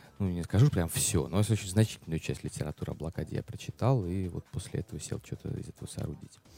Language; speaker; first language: Russian; native; Russian